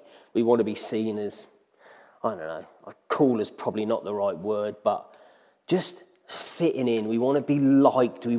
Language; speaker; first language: English; native; English